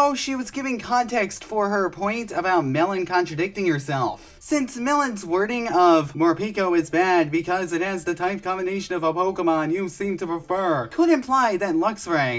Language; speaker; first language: English; native; English